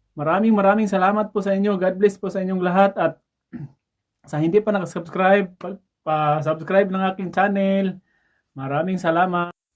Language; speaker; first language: Filipino; non-native, local second language; Cebuano